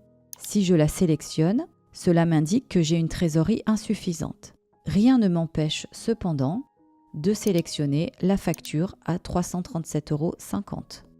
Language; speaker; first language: French; native; French